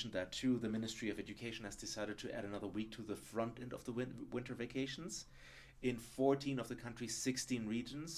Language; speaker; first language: English; non-native, fluent; German